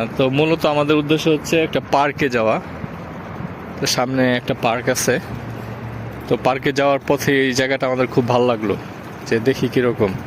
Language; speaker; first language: Bangla; native; Bangla